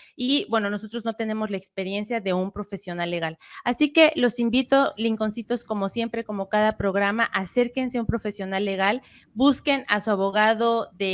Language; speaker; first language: Spanish; native; Spanish